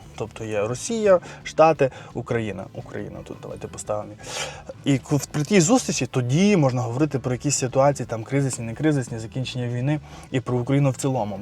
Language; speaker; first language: Ukrainian; non-native, local second language; Russian